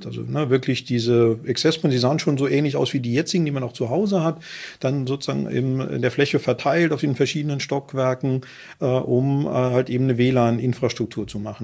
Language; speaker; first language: German; native; German